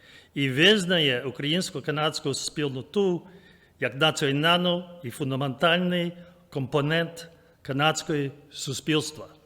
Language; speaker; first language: Ukrainian; early bilingual, heritage; English